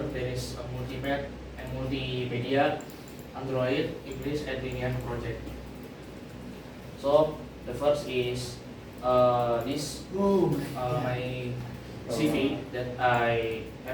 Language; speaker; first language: English; non-native, learner; Indonesian